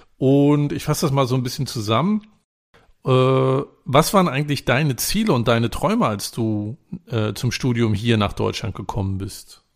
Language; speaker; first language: German; native; German